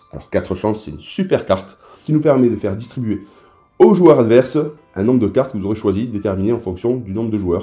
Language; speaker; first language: French; native; French